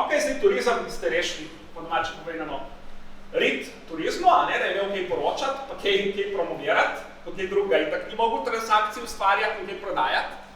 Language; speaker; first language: Slovenian; native; Slovenian